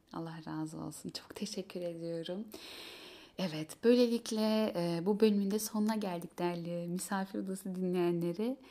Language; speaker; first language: Turkish; early bilingual, heritage; Turkish